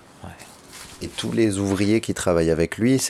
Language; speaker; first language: French; native; French